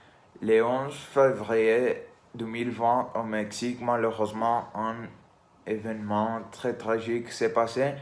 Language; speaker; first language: French; non-native, learner; Spanish